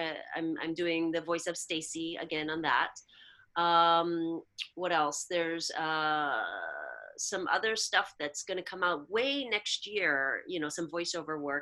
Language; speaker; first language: English; early bilingual, other home language; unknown